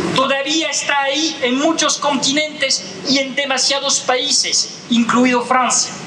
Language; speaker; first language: Spanish; non-native, fluent; French